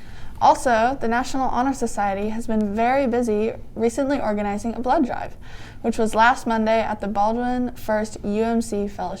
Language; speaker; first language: English; native; English